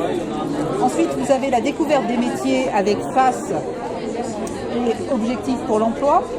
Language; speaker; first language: French; native; French